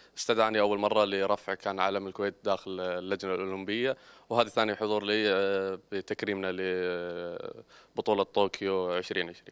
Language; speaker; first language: Arabic; native; Arabic